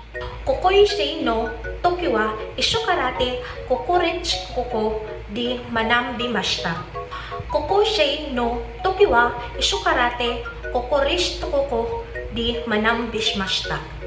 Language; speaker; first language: Japanese; non-native, learner; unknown